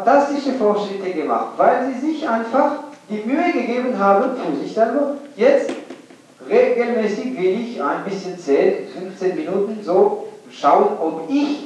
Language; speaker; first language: German; non-native, fluent; English